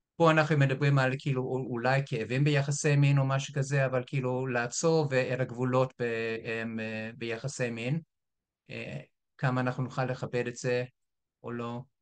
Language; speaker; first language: Hebrew; non-native, fluent; English